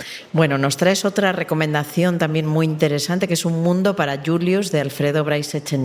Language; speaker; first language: Spanish; native; Spanish